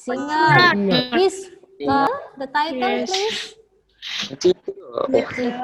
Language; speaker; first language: English; non-native, learner; Indonesian